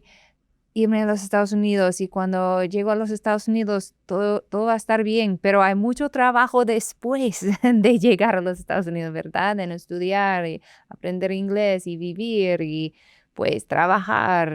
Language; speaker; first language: Spanish; non-native, fluent; English